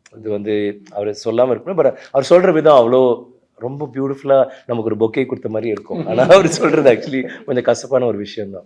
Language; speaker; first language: Tamil; native; Tamil